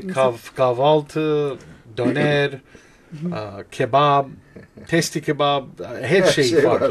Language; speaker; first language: Turkish; non-native, learner; English